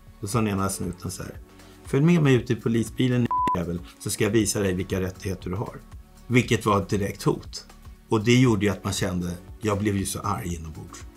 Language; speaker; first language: Swedish; early bilingual, other home language; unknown